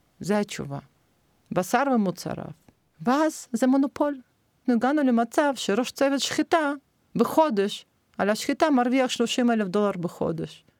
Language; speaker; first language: Hebrew; non-native, fluent; Russian